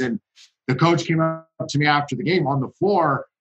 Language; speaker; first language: English; native; English